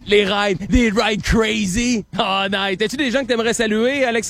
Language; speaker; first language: French; native; French